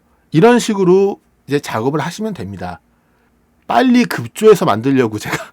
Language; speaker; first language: Korean; native; Korean